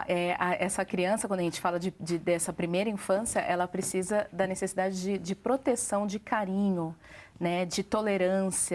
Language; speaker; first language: Portuguese; native; Portuguese